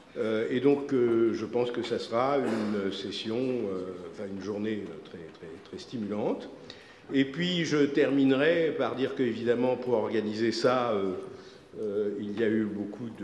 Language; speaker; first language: French; native; French